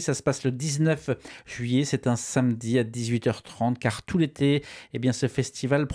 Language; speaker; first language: French; native; French